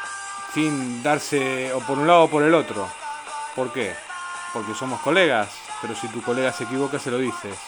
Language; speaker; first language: Spanish; native; Spanish